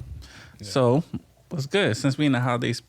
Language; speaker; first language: English; native; English